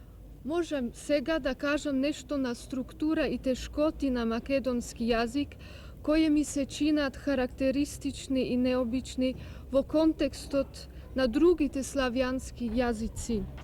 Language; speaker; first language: Macedonian; non-native, learner; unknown